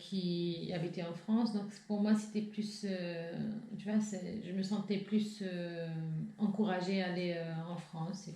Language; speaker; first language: French; non-native, local second language; Arabic